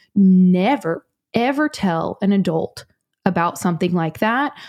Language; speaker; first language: English; native; English